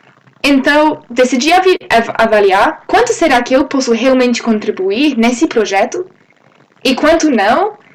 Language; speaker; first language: Portuguese; non-native, fluent; English